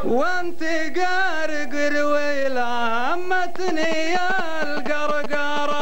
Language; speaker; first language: Arabic; native; Arabic